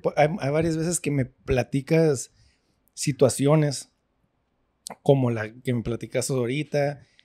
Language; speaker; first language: Spanish; early bilingual, heritage; Spanish